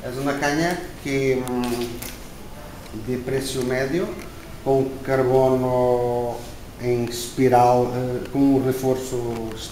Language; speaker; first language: Spanish; non-native, learner; Portuguese